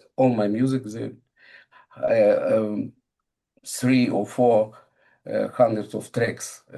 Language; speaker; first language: English; non-native, learner; Russian